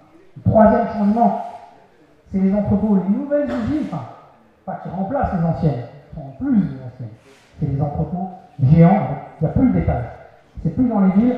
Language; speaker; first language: French; native; French